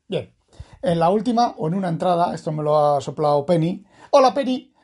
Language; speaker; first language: Spanish; native; Spanish